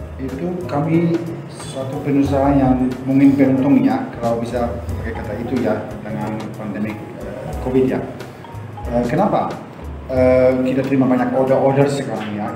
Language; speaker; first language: Indonesian; non-native, fluent; German